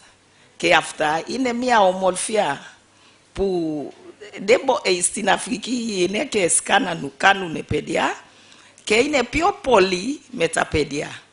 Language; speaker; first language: Greek; non-native, fluent; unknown